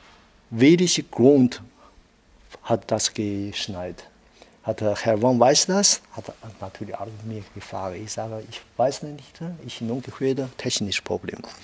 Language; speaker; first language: German; non-native, learner; Chinese